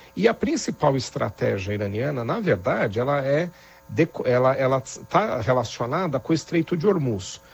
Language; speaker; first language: Portuguese; native; Portuguese